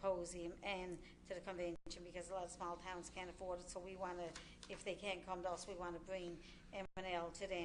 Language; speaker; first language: English; native; English